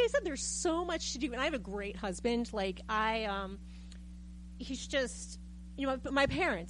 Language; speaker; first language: English; native; English